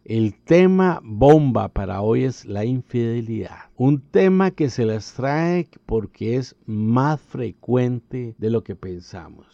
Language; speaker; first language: Spanish; native; Spanish